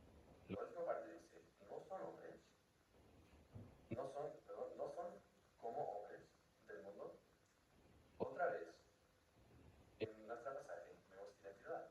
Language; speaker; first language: Spanish; non-native, fluent; English